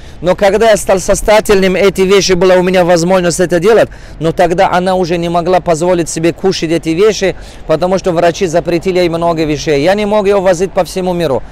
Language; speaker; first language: Russian; non-native, local second language; Tajik